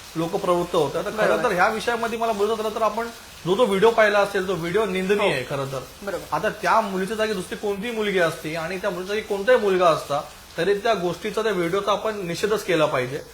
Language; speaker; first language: Marathi; native; Marathi